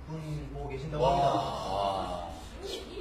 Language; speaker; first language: Korean; native; Korean